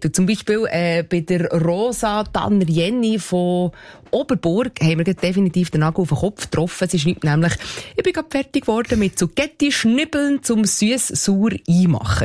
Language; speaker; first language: German; native; German